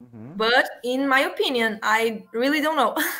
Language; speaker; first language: English; non-native, learner; Portuguese